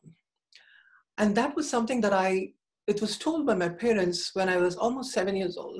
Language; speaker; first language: English; non-native, local second language; Tamil